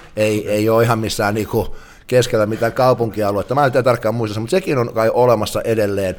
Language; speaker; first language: Finnish; native; Finnish